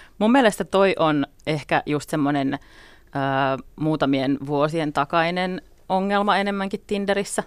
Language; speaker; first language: Finnish; native; Finnish